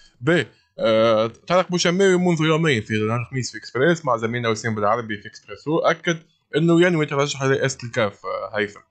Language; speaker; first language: Arabic; native; Arabic